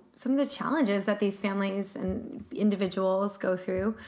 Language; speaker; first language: English; native; English